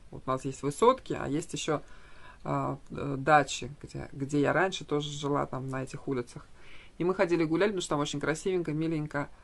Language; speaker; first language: Russian; native; Russian